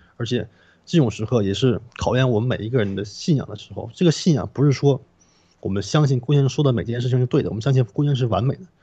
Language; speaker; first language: Chinese; non-native, local second language; Korean